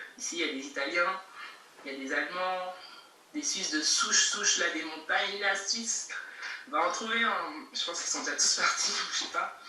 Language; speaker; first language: French; native; French